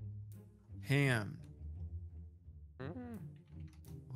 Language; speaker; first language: English; native; English